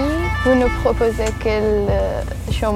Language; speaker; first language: French; non-native, fluent; Persian